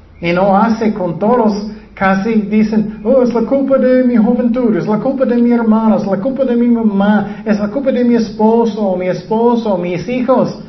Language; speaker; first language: Spanish; non-native, learner; English